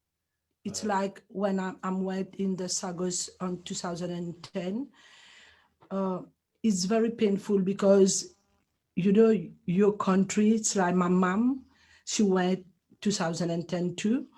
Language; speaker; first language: English; non-native, learner; Morisyen